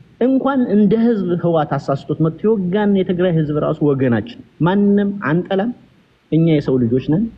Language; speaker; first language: Amharic; native; Amharic